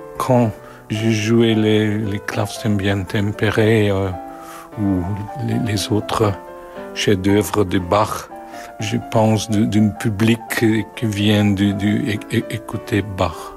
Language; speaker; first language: French; non-native, learner; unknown